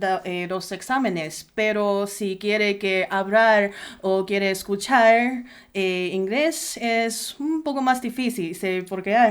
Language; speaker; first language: Spanish; non-native, learner; Chinese